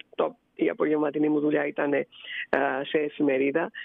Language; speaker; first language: Greek; native; Greek